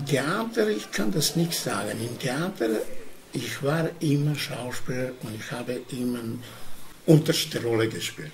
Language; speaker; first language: German; non-native, learner; Romany